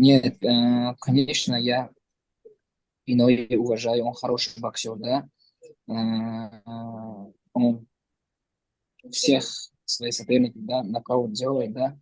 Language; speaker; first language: Russian; non-native, learner; Uzbek